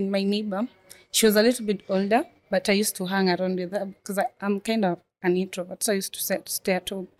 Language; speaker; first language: English; non-native, local second language; Swahili